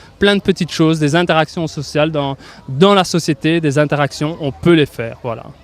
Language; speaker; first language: French; native; French